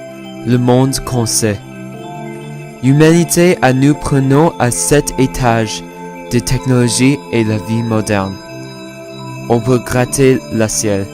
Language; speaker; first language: French; non-native, learner; English